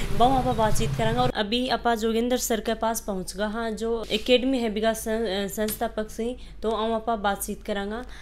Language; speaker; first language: Hindi; native; Hindi